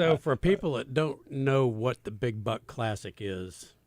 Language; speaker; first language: English; native; English